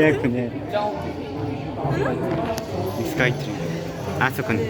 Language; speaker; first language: Japanese; non-native, learner; Mongolian